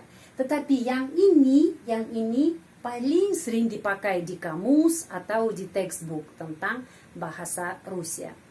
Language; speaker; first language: Indonesian; non-native, fluent; Russian